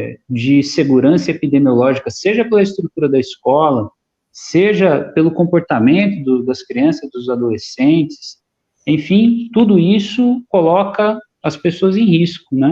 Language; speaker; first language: Portuguese; native; Portuguese